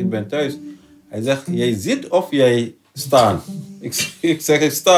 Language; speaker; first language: Dutch; non-native, learner; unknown